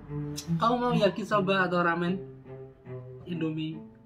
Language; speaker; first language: Indonesian; non-native, fluent; Japanese